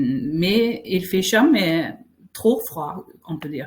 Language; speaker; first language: French; non-native, fluent; Faroese